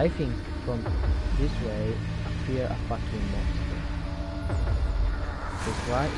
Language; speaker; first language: English; non-native, learner; Italian